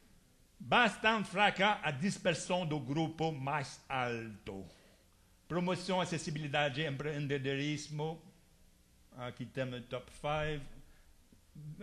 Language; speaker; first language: Portuguese; non-native, fluent; French